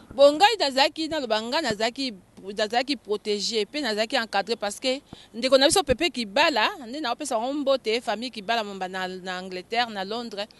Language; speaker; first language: French; non-native, local second language; Lingala